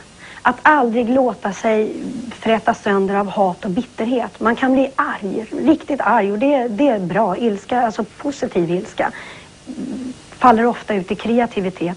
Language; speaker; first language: Swedish; native; Swedish